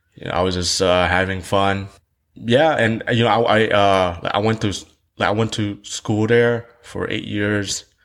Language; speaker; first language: English; early bilingual, other home language; Vietnamese